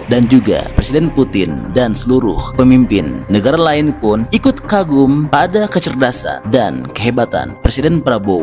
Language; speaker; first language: Indonesian; native; Indonesian